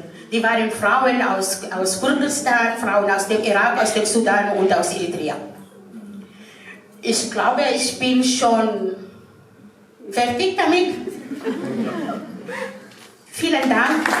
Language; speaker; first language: German; non-native, fluent; Arabic